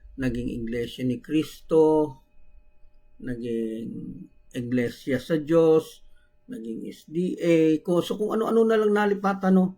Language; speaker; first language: Filipino; non-native, local second language; Cebuano